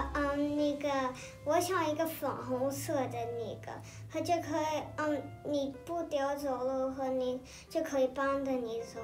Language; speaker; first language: Chinese; early bilingual, heritage; Chinese